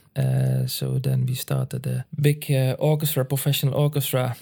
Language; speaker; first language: English; non-native, fluent; Dutch